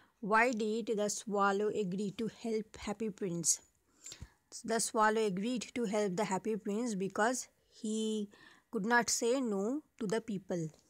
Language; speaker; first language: English; non-native, local second language; Bangla